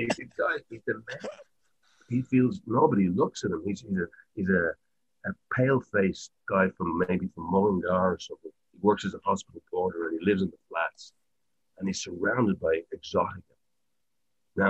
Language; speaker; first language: English; native; English